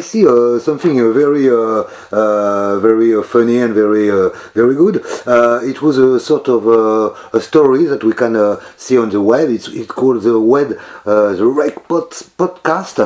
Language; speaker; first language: English; non-native, learner; French